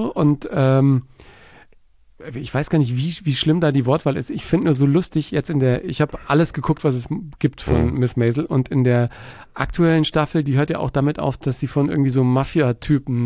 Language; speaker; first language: German; native; German